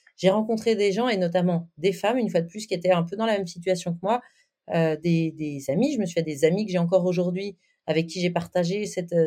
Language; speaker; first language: French; native; French